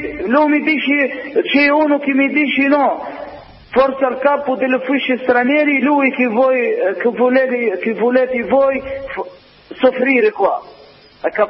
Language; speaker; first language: Italian; non-native, learner; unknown